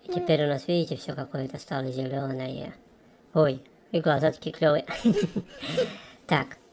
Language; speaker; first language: Russian; native; Russian